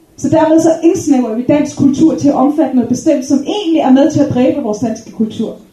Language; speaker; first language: Danish; early bilingual, other home language; Arabic